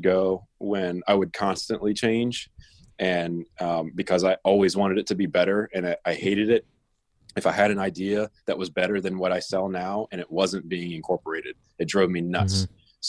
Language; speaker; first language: English; native; English